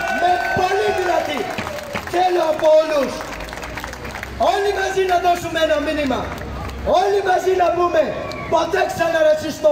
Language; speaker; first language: Greek; non-native, fluent; Urdu